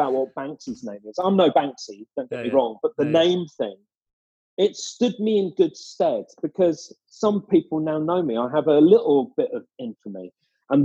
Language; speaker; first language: English; native; English